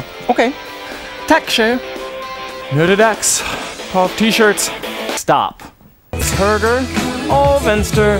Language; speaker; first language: Swedish; non-native, learner; English